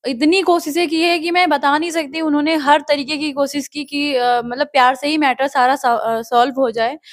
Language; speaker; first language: Hindi; native; Hindi